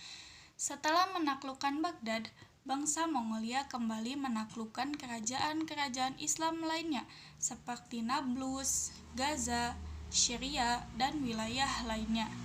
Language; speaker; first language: Indonesian; native; Indonesian